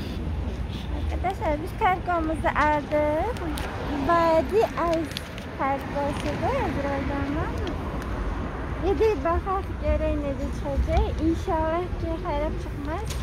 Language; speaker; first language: Turkish; non-native, learner; Azerbaijani